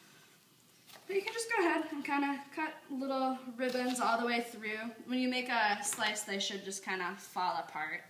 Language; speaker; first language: English; native; English